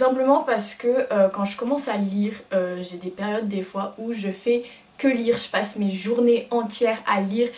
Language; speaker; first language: French; native; French